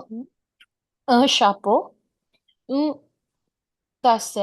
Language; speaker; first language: French; non-native, learner; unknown